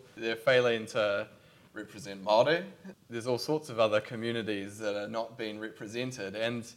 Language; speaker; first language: English; native; English